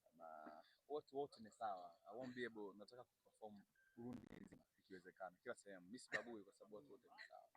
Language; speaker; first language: Swahili; native; Swahili